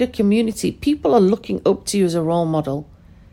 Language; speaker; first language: English; non-native, local second language; Pashto